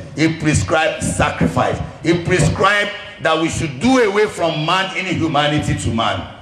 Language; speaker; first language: English; non-native, local second language; Yoruba